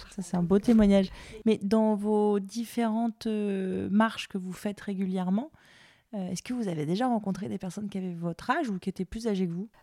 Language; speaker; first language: French; native; French